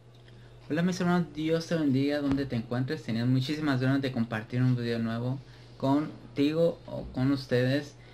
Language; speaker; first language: Spanish; native; Spanish